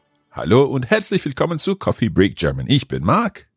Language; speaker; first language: German; non-native, learner; English